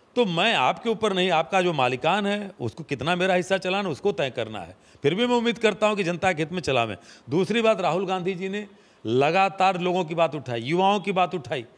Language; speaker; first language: Hindi; native; Hindi